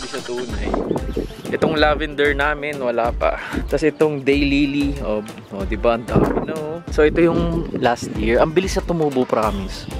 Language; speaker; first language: Filipino; native; Filipino